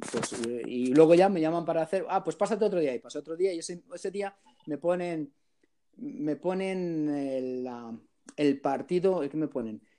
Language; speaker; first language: Spanish; early bilingual, heritage; Spanish